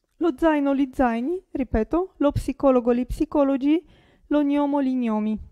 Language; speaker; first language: Italian; non-native, fluent; Romanian